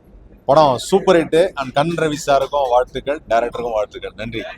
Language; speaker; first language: Tamil; native; Tamil